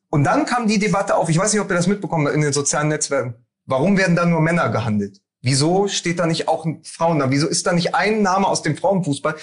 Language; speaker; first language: German; native; German